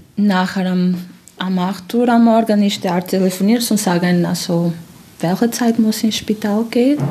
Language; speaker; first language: German; non-native, fluent; Portuguese